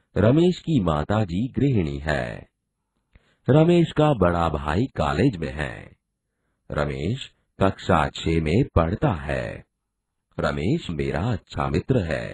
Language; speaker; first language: Hindi; non-native, local second language; Gujarati